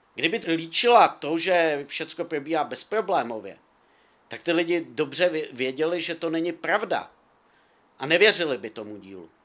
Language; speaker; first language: Czech; native; Czech